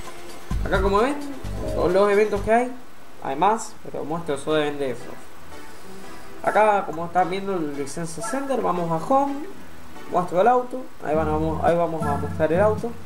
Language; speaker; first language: Spanish; native; Spanish